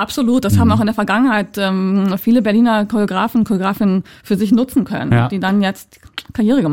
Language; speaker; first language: German; native; German